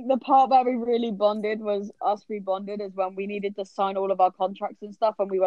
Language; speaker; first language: English; native; English